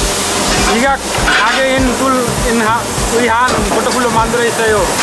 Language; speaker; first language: Korean; non-native, learner; Nepali